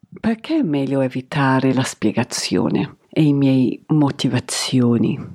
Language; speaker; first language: Italian; non-native, fluent; English